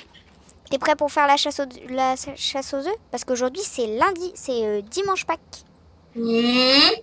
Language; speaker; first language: French; native; French